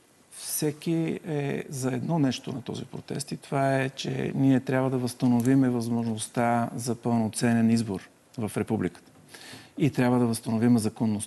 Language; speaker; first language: Bulgarian; native; Bulgarian